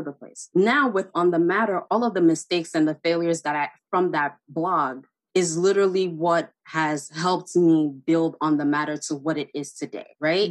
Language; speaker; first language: English; non-native, local second language; Igbo